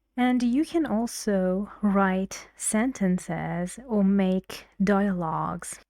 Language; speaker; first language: English; non-native, fluent; Persian